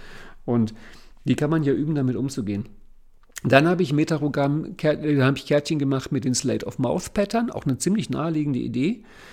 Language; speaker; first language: German; native; German